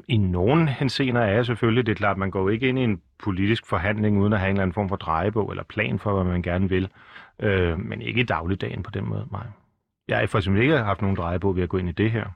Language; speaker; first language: Danish; native; Danish